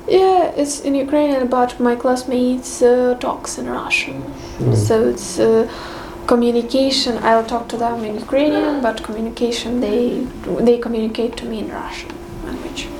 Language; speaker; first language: English; non-native, learner; Ukrainian